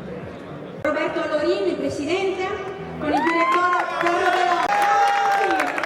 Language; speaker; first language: Italian; native; Italian